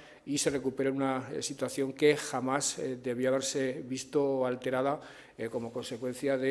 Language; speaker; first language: Spanish; native; Spanish